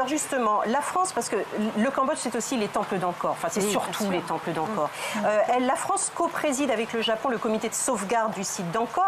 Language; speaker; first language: French; native; French